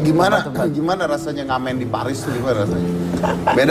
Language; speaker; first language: Indonesian; native; Indonesian